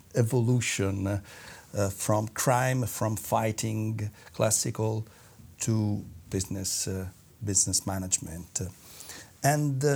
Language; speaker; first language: English; non-native, fluent; Italian